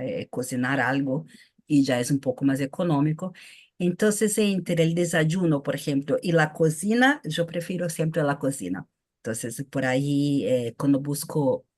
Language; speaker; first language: Spanish; non-native, fluent; Portuguese